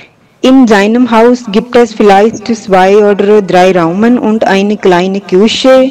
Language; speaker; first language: German; non-native, learner; Punjabi